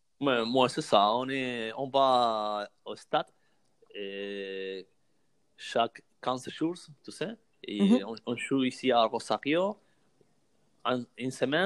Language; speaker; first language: French; non-native, learner; Spanish